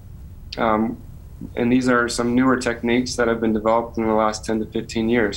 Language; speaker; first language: English; native; English